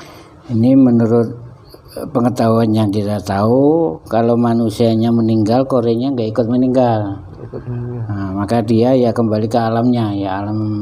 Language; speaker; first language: Indonesian; native; Indonesian